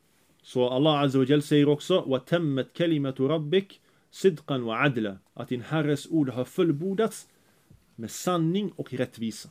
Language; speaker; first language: Swedish; early bilingual, other home language; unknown